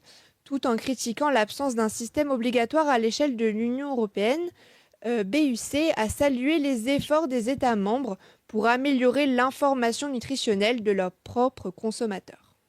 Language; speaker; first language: French; native; French